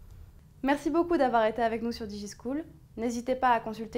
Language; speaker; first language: French; native; French